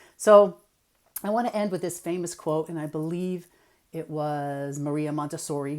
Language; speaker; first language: English; native; English